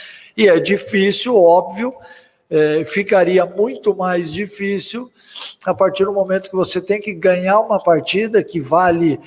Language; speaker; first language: Portuguese; native; Portuguese